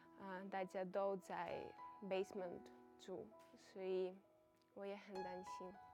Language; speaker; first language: Chinese; non-native, fluent; Ukrainian